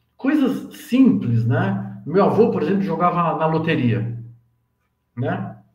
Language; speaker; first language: Portuguese; native; Portuguese